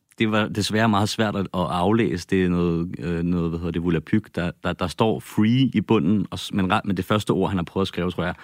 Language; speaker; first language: Danish; native; Danish